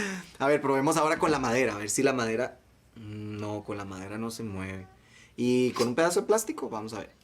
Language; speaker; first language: Spanish; native; Spanish